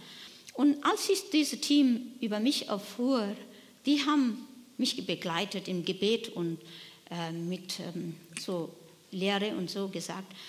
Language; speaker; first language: German; non-native, learner; Nepali